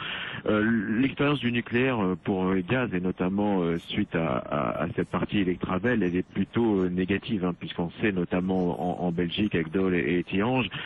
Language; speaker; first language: French; native; French